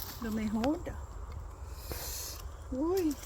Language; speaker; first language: Swedish; non-native, learner; Thai